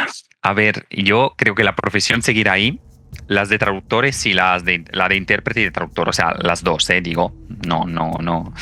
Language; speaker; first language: Spanish; non-native, fluent; Italian